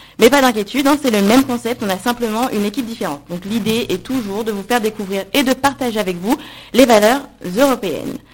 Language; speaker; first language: French; native; French